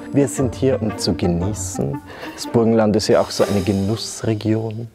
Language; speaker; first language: German; native; German